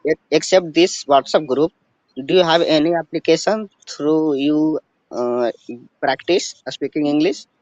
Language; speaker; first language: English; non-native, learner; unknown